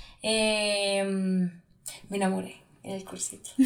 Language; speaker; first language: Spanish; native; Spanish